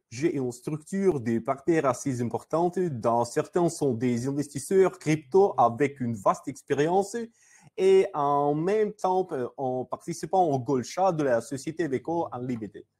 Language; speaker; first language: French; non-native, learner; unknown